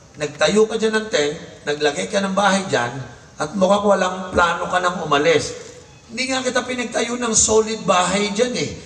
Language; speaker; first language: Filipino; native; Filipino